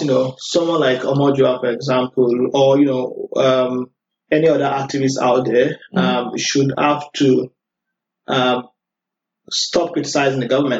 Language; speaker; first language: English; non-native, local second language; Yoruba